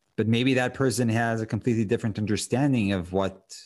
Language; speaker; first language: English; non-native, fluent; Hebrew